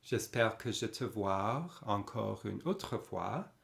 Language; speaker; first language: French; non-native, learner; English